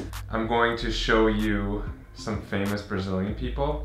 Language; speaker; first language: English; native; English